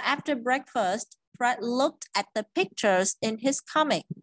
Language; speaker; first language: English; non-native, fluent; Vietnamese